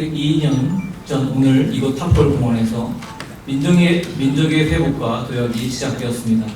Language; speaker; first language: Korean; native; Korean